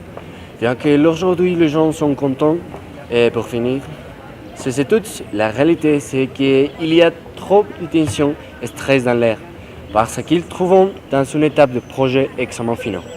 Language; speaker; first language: French; non-native, learner; Spanish